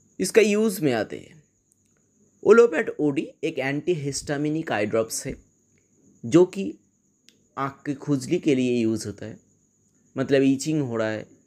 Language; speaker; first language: Hindi; non-native, local second language; Bangla